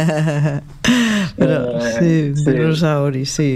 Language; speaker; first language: Catalan; native; Catalan